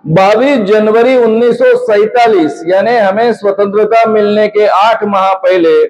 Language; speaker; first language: Hindi; non-native, local second language; Marathi